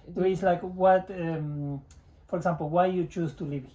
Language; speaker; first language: English; non-native, learner; Spanish